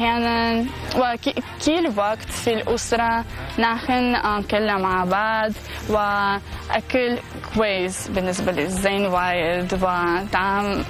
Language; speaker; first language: Arabic; non-native, learner; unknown